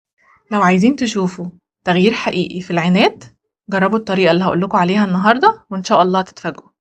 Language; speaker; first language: Arabic; native; Arabic